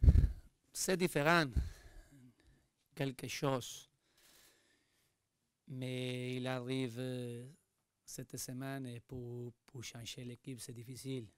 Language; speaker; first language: French; non-native, learner; Spanish